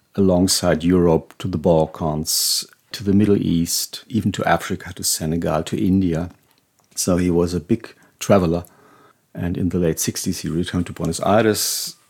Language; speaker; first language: English; non-native, fluent; German